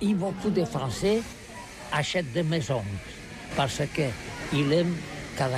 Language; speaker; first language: French; non-native, learner; Catalan